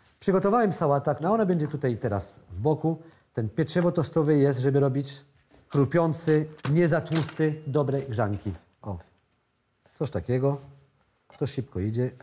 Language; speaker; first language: Polish; non-native, learner; French